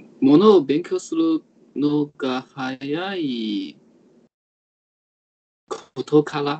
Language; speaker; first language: Japanese; non-native, learner; Chinese